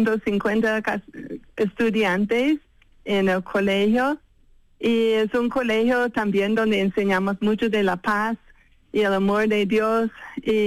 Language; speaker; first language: Spanish; non-native, fluent; English